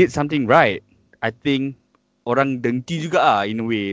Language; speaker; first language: English; non-native, local second language; Malay